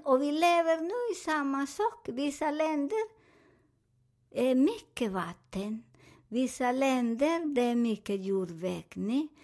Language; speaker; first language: Swedish; non-native, fluent; Spanish